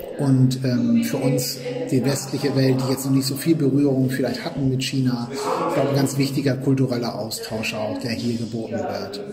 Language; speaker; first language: German; native; German